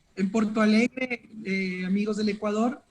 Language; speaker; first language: Spanish; native; Spanish